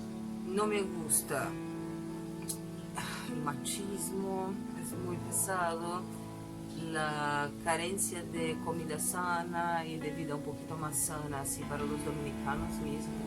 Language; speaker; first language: Spanish; non-native, fluent; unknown